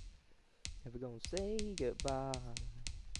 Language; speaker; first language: English; native; English